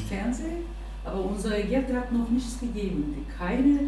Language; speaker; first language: German; non-native, learner; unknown